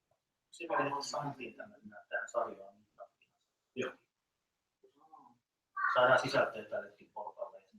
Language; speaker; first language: Finnish; native; Finnish